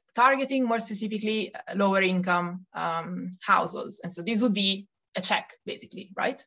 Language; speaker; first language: English; non-native, fluent; Italian